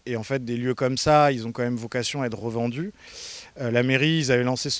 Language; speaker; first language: French; native; French